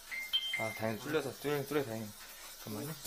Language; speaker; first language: Korean; native; Korean